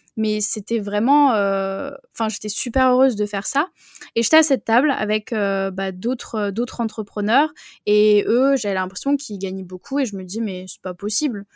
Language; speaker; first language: French; native; French